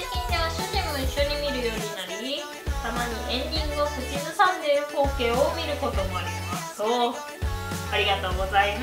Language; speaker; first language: Japanese; native; Japanese